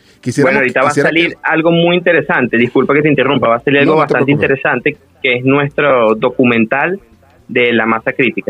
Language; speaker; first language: Spanish; native; Spanish